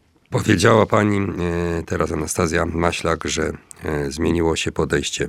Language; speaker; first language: Polish; native; Polish